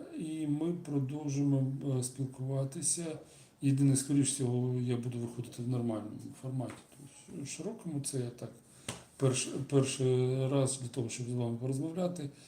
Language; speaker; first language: Ukrainian; non-native, local second language; Russian